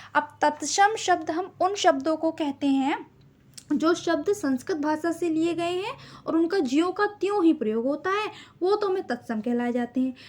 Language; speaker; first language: Hindi; native; Hindi